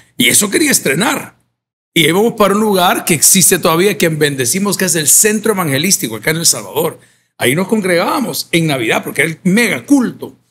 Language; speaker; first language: Spanish; native; Spanish